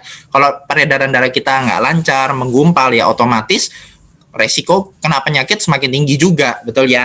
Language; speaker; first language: Indonesian; native; Indonesian